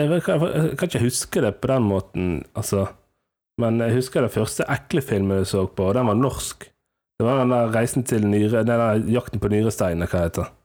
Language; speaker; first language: Norwegian; native; Norwegian